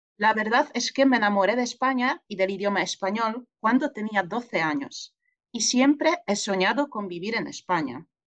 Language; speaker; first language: Spanish; non-native, fluent; Polish